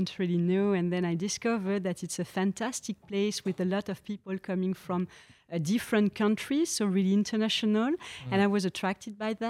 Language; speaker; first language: English; non-native, fluent; French